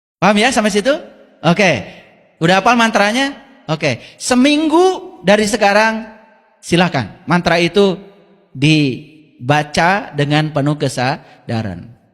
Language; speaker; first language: Indonesian; non-native, local second language; Sundanese